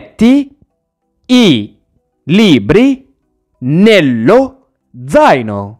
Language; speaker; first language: Italian; non-native, learner; Arabic